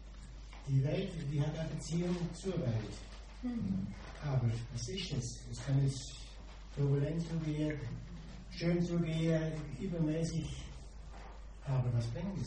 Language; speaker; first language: German; non-native, fluent; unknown